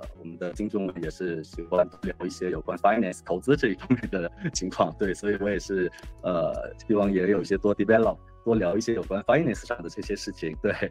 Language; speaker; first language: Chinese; non-native, fluent; Korean